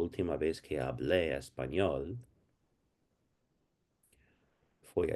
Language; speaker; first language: Spanish; non-native, fluent; English